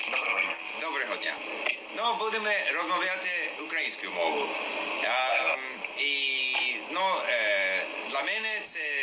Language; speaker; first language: Ukrainian; non-native, learner; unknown